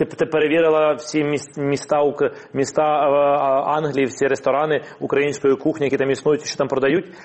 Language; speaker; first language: Ukrainian; non-native, local second language; Russian